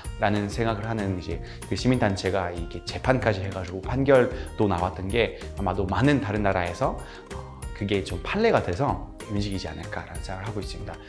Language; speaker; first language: Korean; non-native, fluent; French